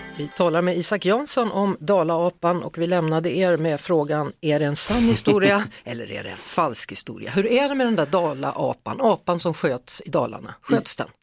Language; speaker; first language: Swedish; native; Swedish